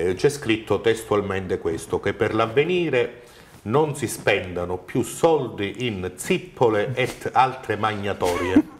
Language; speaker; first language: Italian; native; Italian